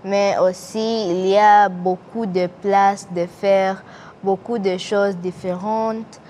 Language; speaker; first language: French; non-native, learner; English